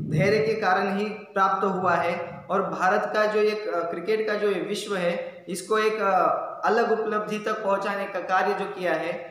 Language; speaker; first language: Hindi; non-native, local second language; Marathi